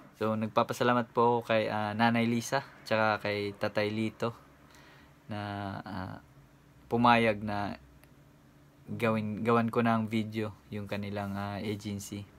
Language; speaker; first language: Filipino; non-native, local second language; Cebuano